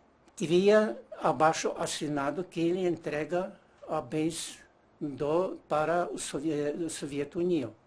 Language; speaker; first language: Portuguese; non-native, learner; Ukrainian